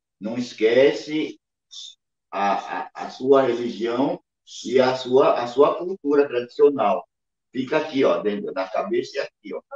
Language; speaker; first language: Portuguese; non-native, local second language; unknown